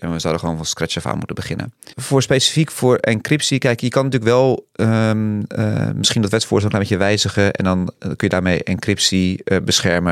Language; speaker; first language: Dutch; native; Dutch